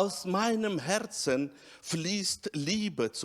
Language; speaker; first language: German; non-native, fluent; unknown